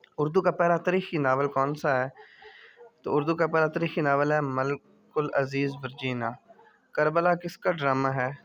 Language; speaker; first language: Urdu; native; Urdu